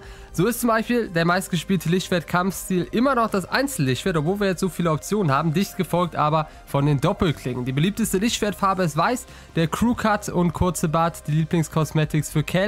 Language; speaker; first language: German; native; German